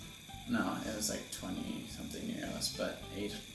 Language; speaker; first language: English; native; English